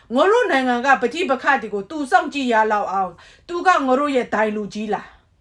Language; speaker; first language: Burmese; native; Burmese